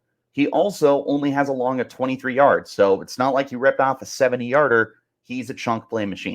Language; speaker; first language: English; native; English